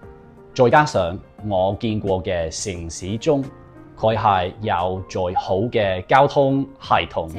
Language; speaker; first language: Cantonese; non-native, fluent; English